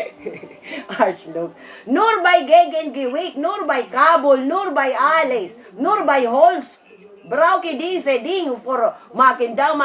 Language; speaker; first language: German; non-native, learner; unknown